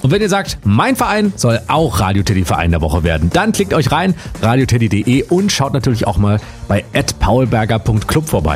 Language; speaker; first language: German; native; German